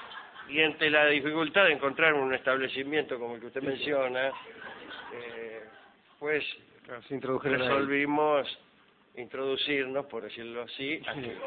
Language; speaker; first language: Spanish; native; Spanish